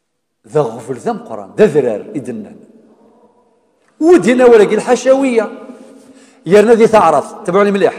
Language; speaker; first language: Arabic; non-native, local second language; Kabyle